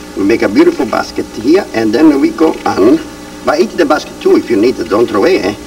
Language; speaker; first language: English; non-native, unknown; Italian